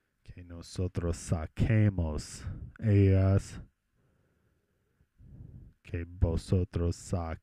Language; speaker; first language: Spanish; non-native, fluent; English